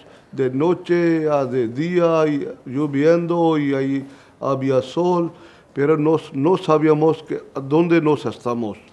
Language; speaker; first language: Spanish; non-native, learner; Punjabi